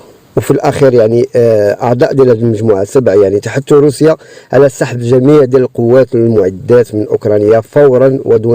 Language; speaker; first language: Arabic; native; Arabic